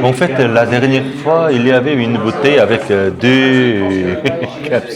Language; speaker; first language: French; non-native, fluent; Korean